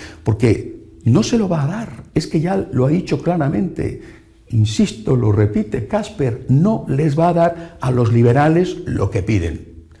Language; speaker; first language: Spanish; native; Spanish